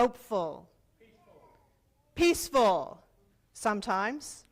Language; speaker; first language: English; native; English